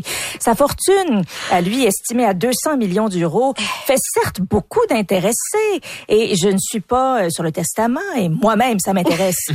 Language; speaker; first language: French; native; French